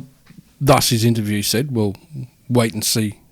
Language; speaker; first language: English; native; English